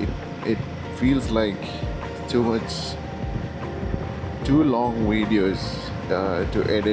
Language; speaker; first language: English; non-native, local second language; Malayalam